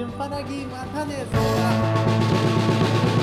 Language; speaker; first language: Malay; non-native, learner; Japanese